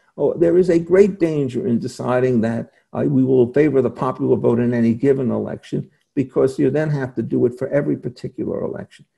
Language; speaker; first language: English; native; English